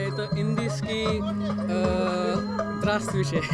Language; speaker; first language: Russian; non-native, learner; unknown